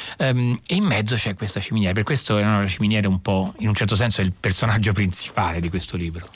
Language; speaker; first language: Italian; native; Italian